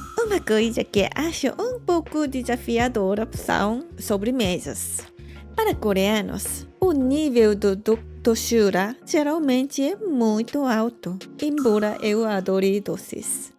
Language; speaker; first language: Portuguese; non-native, fluent; Korean